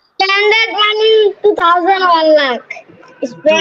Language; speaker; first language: English; non-native, learner; Bangla